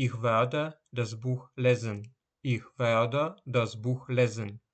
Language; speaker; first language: German; non-native, fluent; Ukrainian